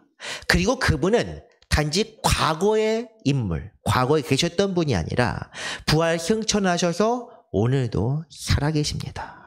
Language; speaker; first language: Korean; native; Korean